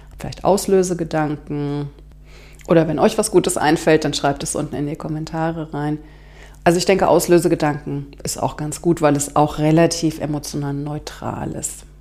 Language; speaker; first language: German; native; German